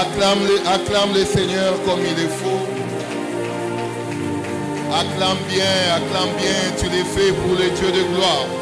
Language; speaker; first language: French; non-native, local second language; Lingala